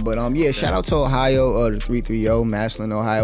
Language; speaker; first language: English; native; English